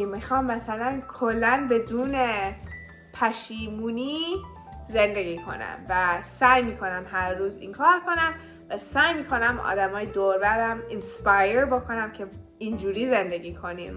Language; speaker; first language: Persian; early bilingual, heritage; Persian